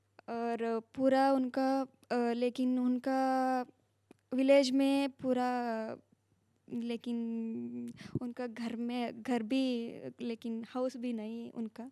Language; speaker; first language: Hindi; non-native, local second language; Kannada